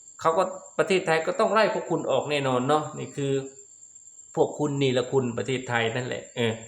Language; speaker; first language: Thai; non-native, local second language; Lao